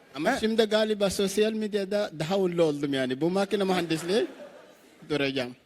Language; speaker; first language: Turkish; non-native, learner; Arabic